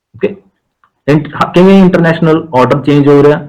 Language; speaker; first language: Hindi; non-native, local second language; Punjabi